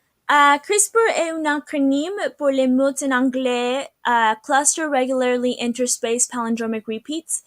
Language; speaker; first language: French; non-native, learner; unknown